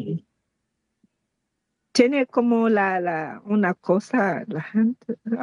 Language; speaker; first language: Spanish; non-native, learner; Haitian Creole